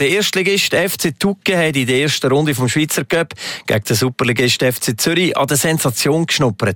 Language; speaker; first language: German; native; German